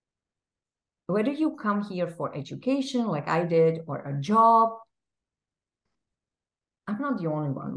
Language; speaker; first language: English; non-native, fluent; Czech